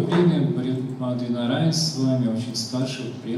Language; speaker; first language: Russian; native; Russian